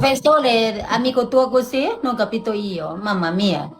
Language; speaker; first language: Italian; non-native, learner; Thai